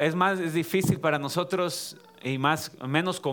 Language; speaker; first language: Spanish; native; Spanish